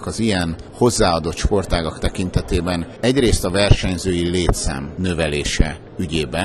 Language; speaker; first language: Hungarian; native; Hungarian